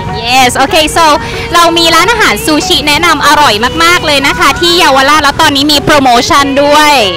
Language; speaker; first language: Thai; early bilingual, heritage; Thai